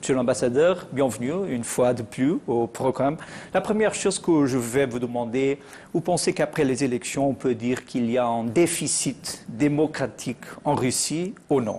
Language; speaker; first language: French; non-native, fluent; Portuguese